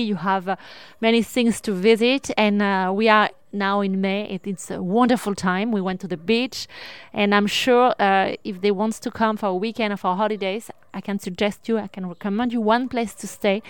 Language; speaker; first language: English; non-native, learner; French